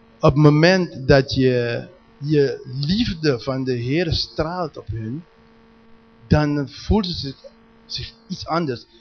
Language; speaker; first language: Dutch; non-native, learner; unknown